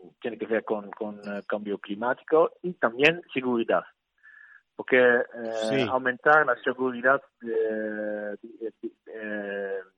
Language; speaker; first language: Spanish; non-native, learner; Dutch